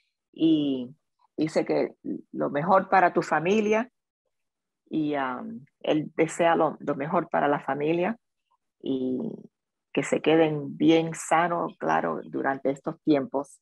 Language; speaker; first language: Spanish; early bilingual, other home language; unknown